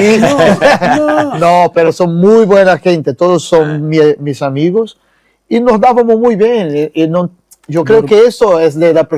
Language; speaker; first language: Spanish; non-native, fluent; Portuguese